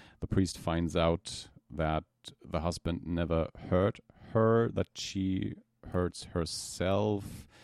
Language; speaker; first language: English; non-native, fluent; German